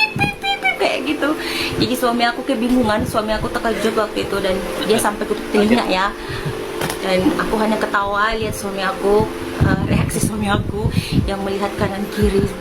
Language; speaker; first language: Indonesian; native; Indonesian